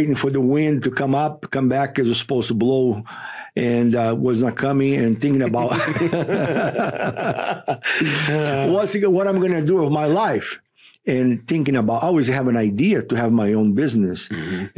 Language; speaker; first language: English; non-native, fluent; Portuguese